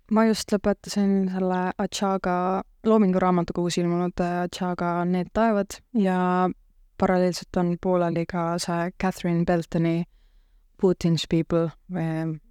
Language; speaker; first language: Estonian; native; Estonian